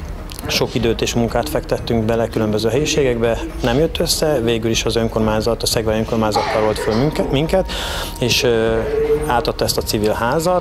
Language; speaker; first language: Hungarian; native; Hungarian